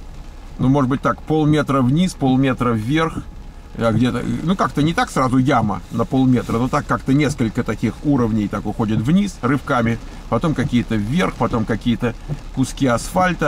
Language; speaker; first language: Russian; native; Russian